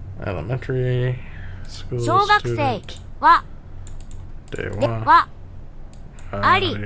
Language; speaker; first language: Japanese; non-native, learner; English